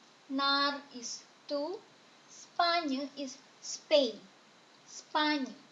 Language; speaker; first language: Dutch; non-native, fluent; Indonesian